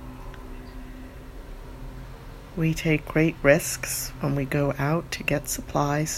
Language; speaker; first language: English; native; English